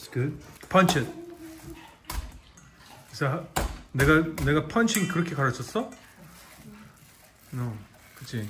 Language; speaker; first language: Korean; non-native, learner; French